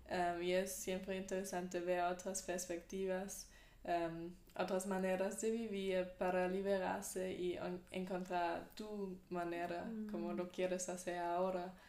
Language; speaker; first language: Spanish; non-native, fluent; German